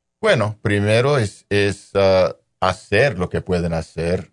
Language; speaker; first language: Spanish; non-native, local second language; English